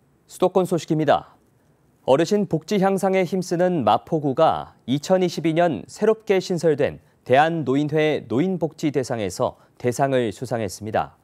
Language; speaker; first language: Korean; native; Korean